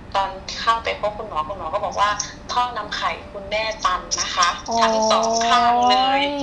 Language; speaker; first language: Thai; native; Thai